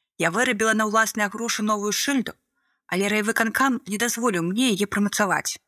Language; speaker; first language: Belarusian; native; Belarusian